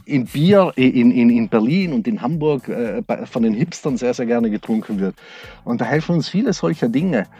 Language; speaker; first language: German; native; German